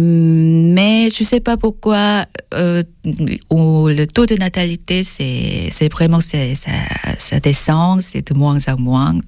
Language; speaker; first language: French; non-native, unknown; Korean